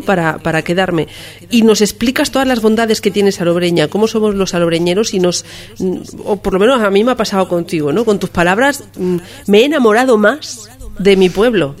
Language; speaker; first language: Spanish; native; Spanish